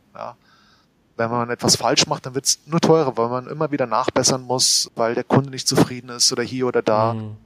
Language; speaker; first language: German; native; German